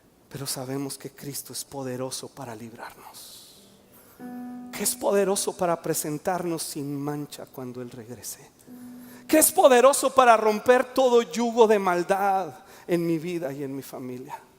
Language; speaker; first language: Spanish; native; Spanish